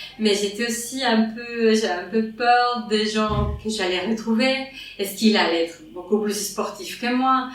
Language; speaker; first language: French; non-native, fluent; Spanish